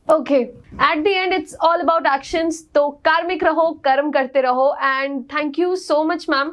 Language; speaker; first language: Hindi; native; Hindi